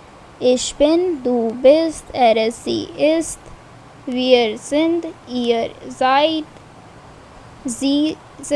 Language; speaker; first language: German; non-native, fluent; Hindi